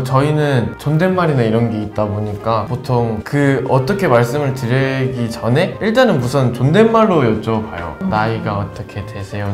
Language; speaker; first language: Korean; native; Korean